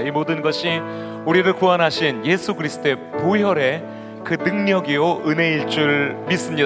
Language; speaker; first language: Korean; native; Korean